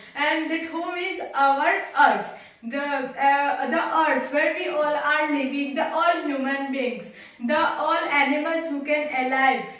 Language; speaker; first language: English; non-native, local second language; Hindi